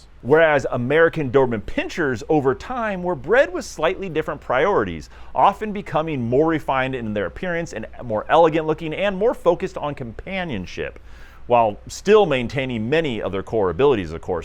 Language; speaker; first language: English; native; English